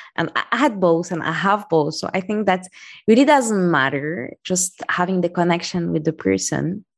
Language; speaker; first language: English; non-native, fluent; Arabic